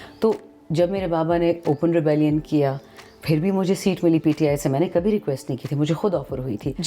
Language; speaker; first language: Urdu; non-native, local second language; Pashto